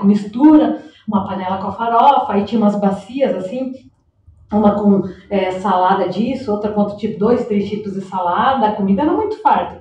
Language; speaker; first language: Portuguese; native; Portuguese